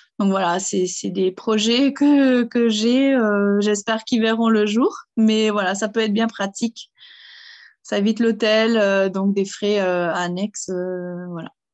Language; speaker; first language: French; early bilingual, other home language; German